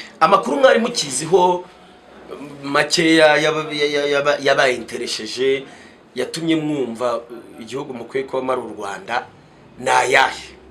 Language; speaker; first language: Kinyarwanda; native; Kinyarwanda